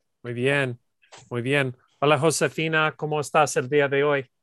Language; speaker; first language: Spanish; non-native, learner; English